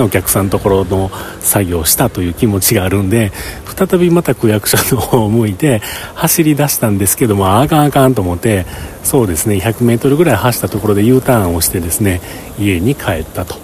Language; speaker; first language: Japanese; native; Japanese